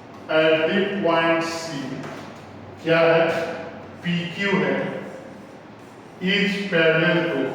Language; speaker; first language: Hindi; native; Hindi